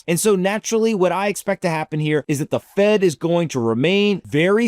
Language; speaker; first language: English; native; English